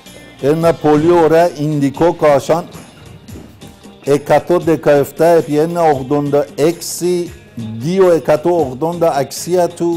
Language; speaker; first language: Greek; non-native, fluent; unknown